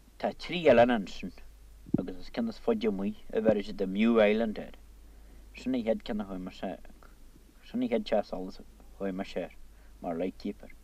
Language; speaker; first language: Irish; native; Irish